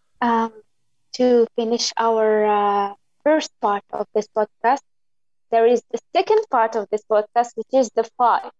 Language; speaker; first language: English; non-native, local second language; Arabic